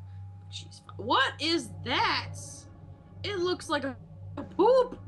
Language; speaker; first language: English; native; English